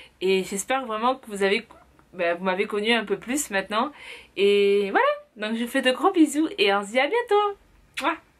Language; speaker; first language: French; early bilingual, other home language; Arabic